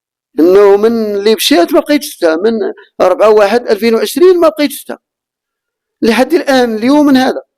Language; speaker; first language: Arabic; native; Arabic